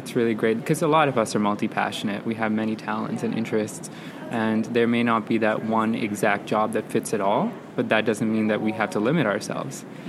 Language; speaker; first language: English; non-native, local second language; Sinhala